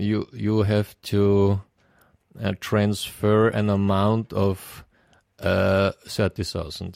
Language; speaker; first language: English; non-native, fluent; German